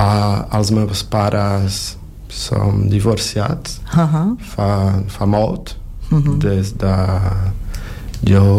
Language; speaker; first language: Catalan; non-native, learner; Portuguese